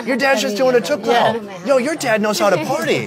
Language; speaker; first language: English; native; English